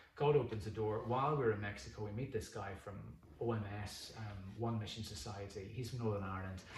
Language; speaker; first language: English; native; English